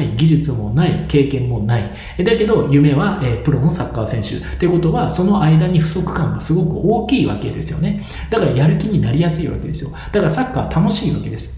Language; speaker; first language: Japanese; native; Japanese